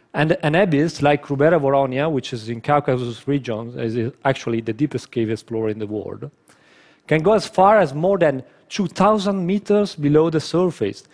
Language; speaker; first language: English; non-native, fluent; Italian